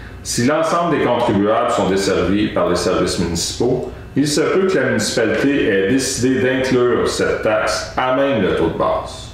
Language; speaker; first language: French; native; French